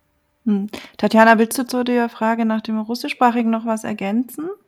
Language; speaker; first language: German; native; German